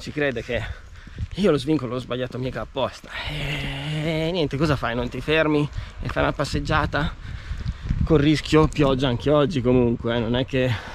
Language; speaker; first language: Italian; native; Italian